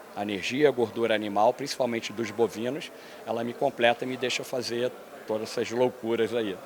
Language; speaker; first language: Portuguese; native; Portuguese